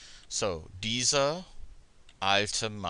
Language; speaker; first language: German; non-native, fluent; English